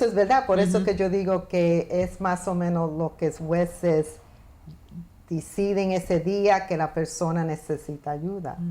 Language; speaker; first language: Spanish; early bilingual, heritage; Spanish